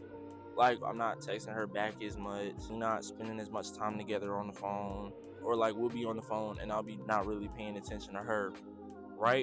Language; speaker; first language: English; native; English